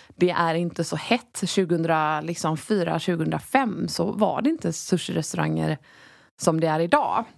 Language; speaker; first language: Swedish; native; Swedish